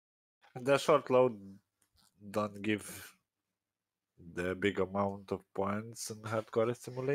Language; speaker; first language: English; non-native, learner; Lithuanian